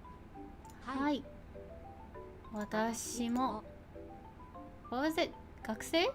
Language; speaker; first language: Japanese; non-native, learner; English